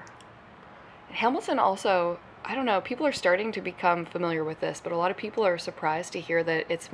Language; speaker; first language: English; native; English